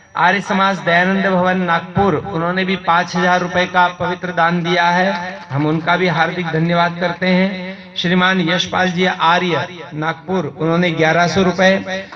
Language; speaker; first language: Hindi; native; Hindi